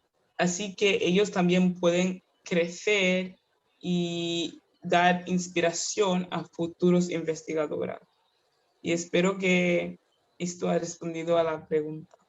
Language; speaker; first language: Spanish; non-native, fluent; Kinyarwanda